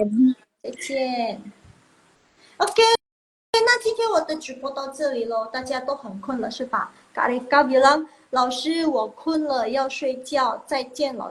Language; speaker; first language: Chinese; non-native, fluent; Indonesian